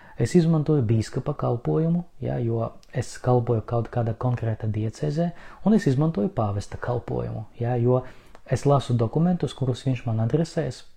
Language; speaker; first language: Latvian; non-native, local second language; Russian